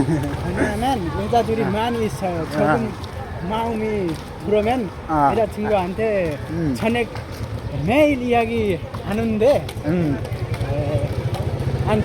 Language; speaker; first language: Korean; non-native, learner; Nepali